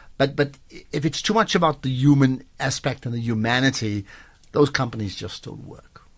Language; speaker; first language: English; native; English